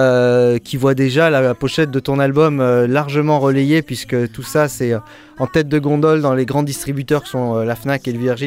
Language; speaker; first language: French; native; French